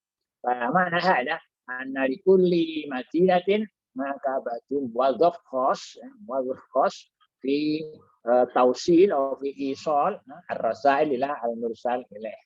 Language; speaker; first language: Arabic; non-native, fluent; Indonesian